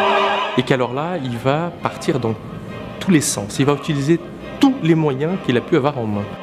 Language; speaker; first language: French; non-native, fluent; Portuguese